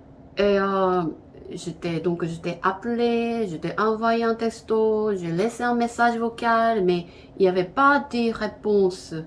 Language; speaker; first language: French; non-native, learner; Korean